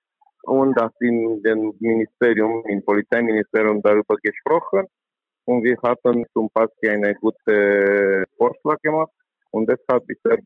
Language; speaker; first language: German; non-native, learner; Romanian